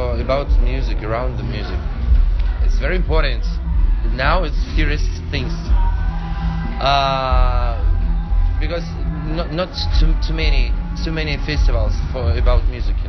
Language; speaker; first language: English; non-native, learner; Russian